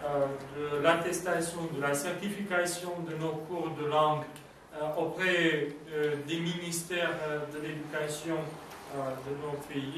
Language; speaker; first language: French; non-native, fluent; Romanian